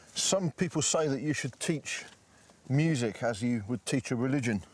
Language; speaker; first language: English; native; English